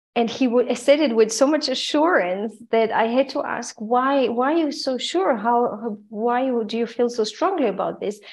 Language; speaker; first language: English; non-native, fluent; Croatian